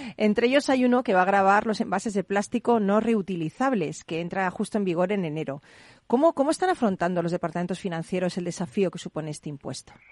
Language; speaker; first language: Spanish; native; Spanish